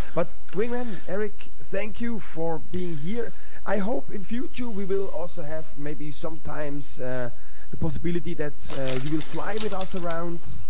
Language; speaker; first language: English; non-native, fluent; German